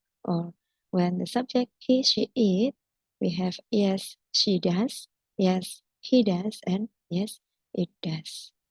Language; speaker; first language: English; non-native, fluent; Indonesian